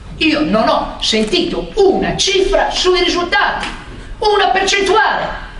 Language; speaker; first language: Italian; native; Italian